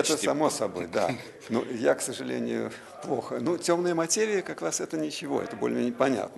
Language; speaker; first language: Russian; native; Russian